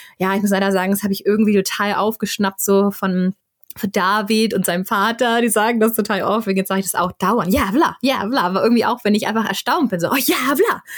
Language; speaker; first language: German; native; German